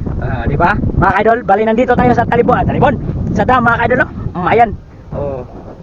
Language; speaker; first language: Filipino; non-native, local second language; Cebuano